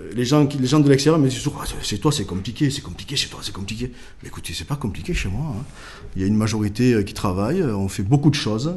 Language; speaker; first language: French; native; French